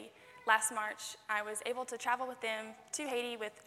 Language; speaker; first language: English; native; English